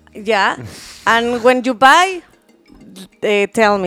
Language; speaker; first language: English; non-native, learner; Spanish